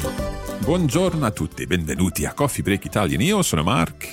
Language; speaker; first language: Italian; non-native, fluent; English